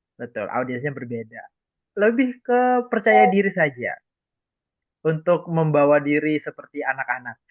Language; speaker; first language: Indonesian; native; Indonesian